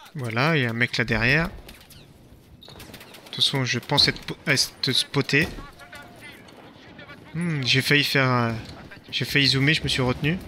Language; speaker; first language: French; native; French